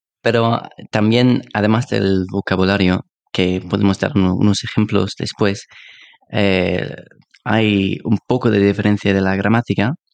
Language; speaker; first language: Spanish; non-native, fluent; English